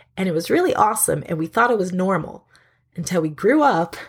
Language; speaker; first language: English; native; English